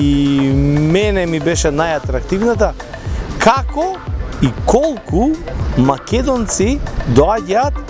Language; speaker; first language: Macedonian; native; Macedonian